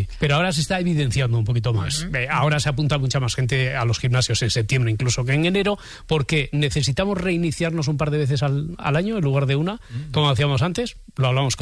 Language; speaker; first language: Spanish; native; Spanish